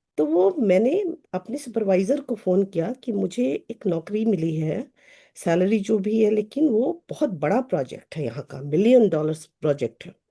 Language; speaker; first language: Hindi; native; Hindi